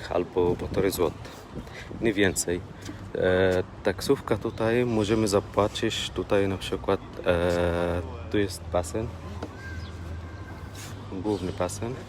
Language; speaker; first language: Polish; non-native, learner; Arabic